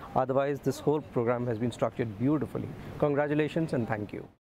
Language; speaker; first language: English; non-native, local second language; Hindi